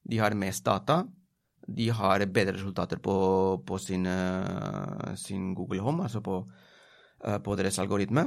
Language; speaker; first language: Norwegian; non-native, fluent; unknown